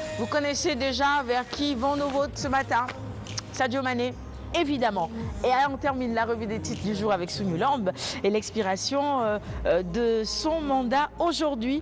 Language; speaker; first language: French; non-native, local second language; Wolof